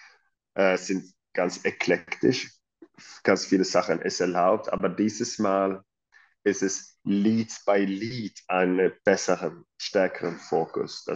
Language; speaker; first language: German; non-native, fluent; Swedish